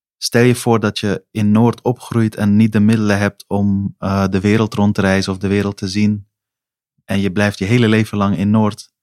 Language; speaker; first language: Dutch; early bilingual, other home language; Persian